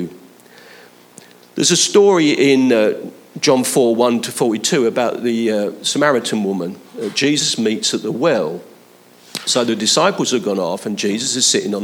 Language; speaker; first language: English; native; English